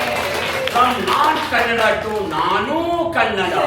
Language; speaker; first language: Kannada; non-native, learner; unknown